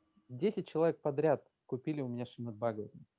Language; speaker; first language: Russian; native; Russian